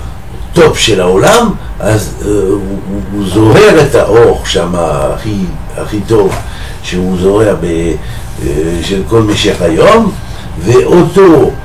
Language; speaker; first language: Hebrew; non-native, fluent; French